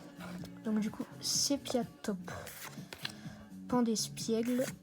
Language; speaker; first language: French; native; French